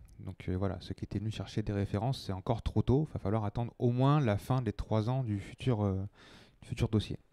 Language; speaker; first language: French; native; French